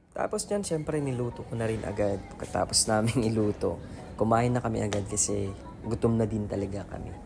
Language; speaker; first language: Filipino; non-native, local second language; Iloko